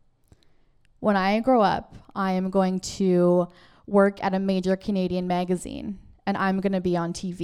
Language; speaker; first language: English; native; English